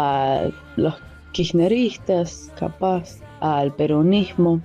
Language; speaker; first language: Spanish; non-native, fluent; German